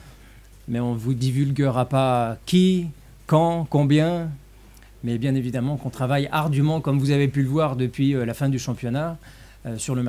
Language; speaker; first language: French; native; French